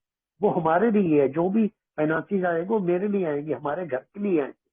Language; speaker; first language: Hindi; native; Hindi